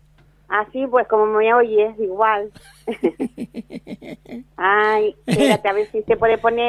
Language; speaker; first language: Spanish; native; Spanish